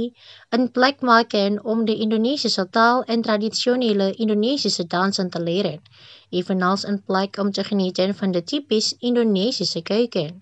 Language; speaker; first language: Dutch; non-native, fluent; Indonesian